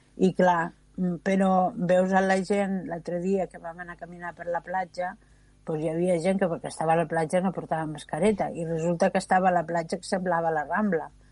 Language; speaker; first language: Catalan; native; Catalan